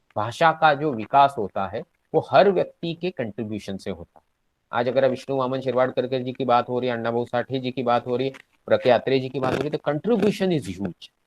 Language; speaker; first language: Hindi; non-native, local second language; Marathi